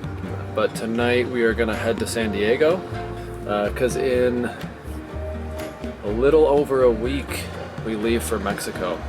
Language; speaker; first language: English; native; English